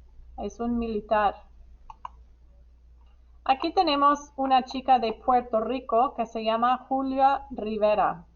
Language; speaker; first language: Spanish; non-native, fluent; English